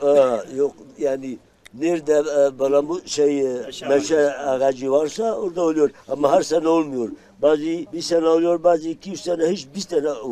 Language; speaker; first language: Turkish; non-native, local second language; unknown